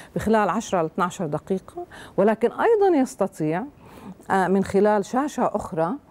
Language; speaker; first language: Arabic; native; Arabic